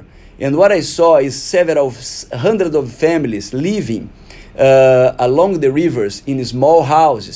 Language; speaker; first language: English; non-native, fluent; Portuguese